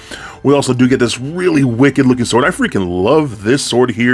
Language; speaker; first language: English; native; English